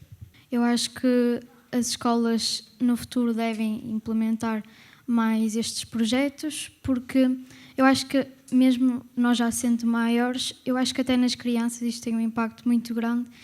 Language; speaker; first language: Portuguese; native; Portuguese